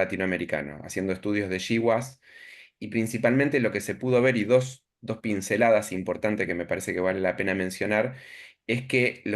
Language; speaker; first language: Spanish; native; Spanish